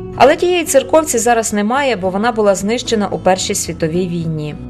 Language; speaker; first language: Ukrainian; native; Ukrainian